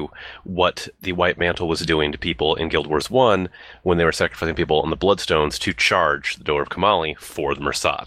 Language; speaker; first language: English; native; English